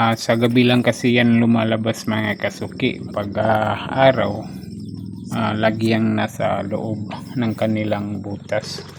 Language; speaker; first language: Filipino; non-native, local second language; Cebuano